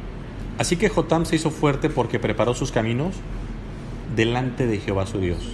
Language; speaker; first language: Spanish; native; Spanish